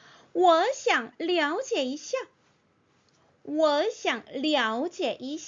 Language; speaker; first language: Chinese; non-native, fluent; Korean